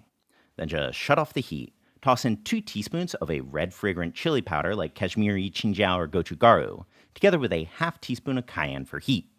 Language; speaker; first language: English; native; English